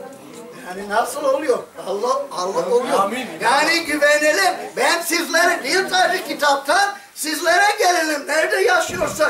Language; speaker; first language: Turkish; non-native, fluent; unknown